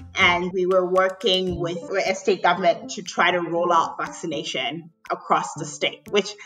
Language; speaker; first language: English; non-native, local second language; Akan